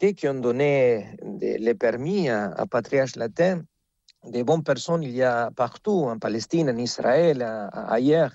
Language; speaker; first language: French; non-native, fluent; Spanish